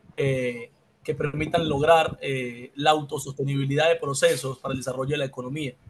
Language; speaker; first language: Spanish; native; Spanish